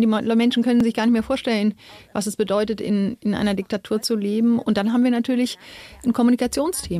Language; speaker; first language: German; native; German